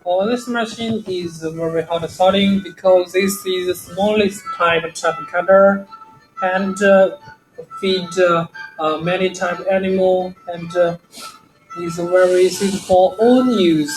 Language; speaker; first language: English; non-native, learner; Chinese